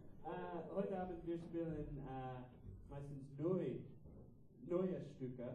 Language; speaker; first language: German; non-native, learner; English